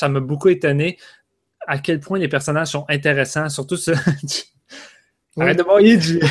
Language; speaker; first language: French; native; French